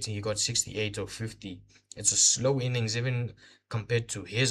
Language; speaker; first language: English; non-native, local second language; Hindi